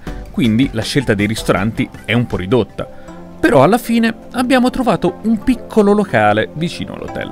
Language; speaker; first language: Italian; native; Italian